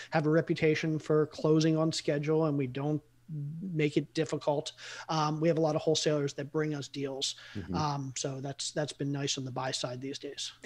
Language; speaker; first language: English; native; English